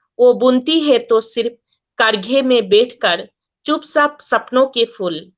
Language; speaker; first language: Hindi; non-native, local second language; Assamese